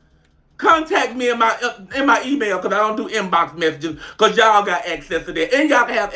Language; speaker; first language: English; native; English